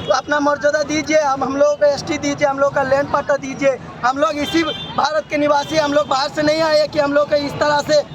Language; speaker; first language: Hindi; non-native, local second language; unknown